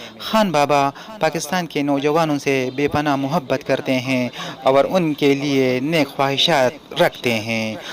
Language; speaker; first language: Urdu; non-native, local second language; Pashto